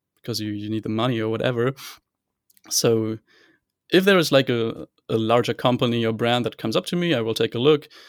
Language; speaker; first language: English; non-native, fluent; German